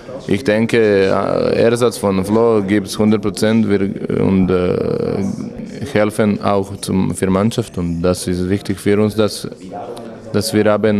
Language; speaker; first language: German; non-native, learner; Croatian